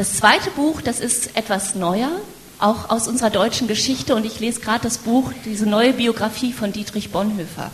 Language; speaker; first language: German; native; German